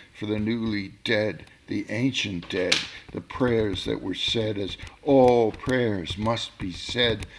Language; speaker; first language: English; native; English